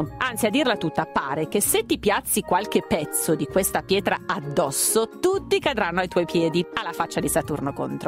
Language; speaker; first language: Italian; native; Italian